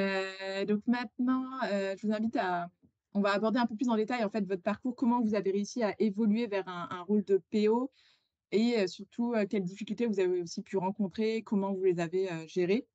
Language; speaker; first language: French; native; French